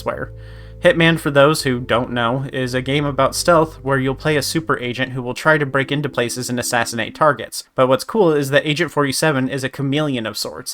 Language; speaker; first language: English; native; English